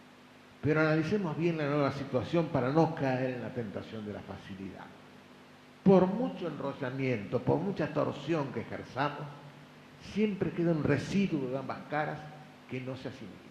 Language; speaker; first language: Spanish; native; Spanish